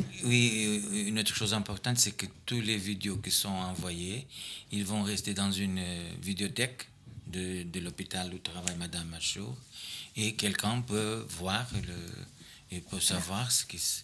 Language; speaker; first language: French; non-native, fluent; Portuguese